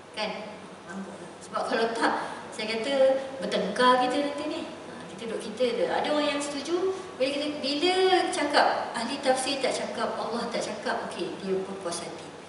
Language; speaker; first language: Malay; native; Malay